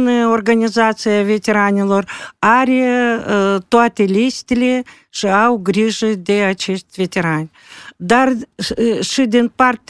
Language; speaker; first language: Romanian; non-native, local second language; Russian